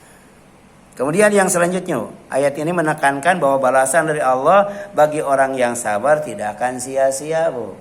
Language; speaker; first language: Indonesian; native; Indonesian